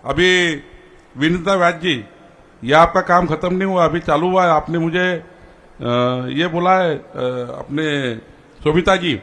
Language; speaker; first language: Hindi; non-native, local second language; Marathi